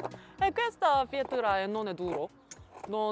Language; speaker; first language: Italian; non-native, learner; Korean